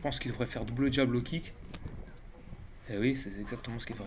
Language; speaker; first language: French; native; French